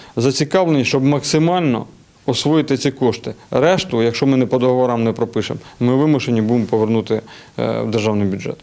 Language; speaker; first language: Ukrainian; non-native, local second language; Russian